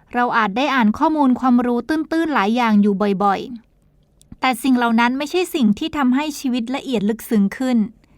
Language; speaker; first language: Thai; native; Thai